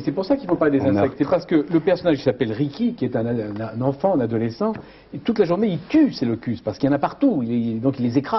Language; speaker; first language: French; native; French